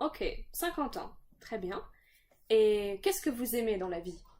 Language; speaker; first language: French; native; French